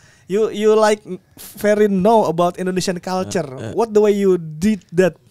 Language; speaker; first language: English; non-native, learner; Indonesian